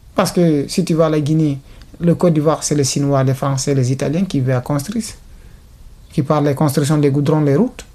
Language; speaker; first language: French; non-native, local second language; Fula